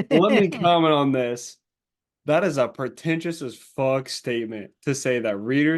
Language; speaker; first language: English; native; English